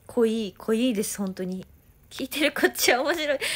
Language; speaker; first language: Japanese; native; Japanese